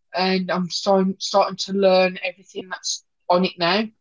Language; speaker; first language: English; native; English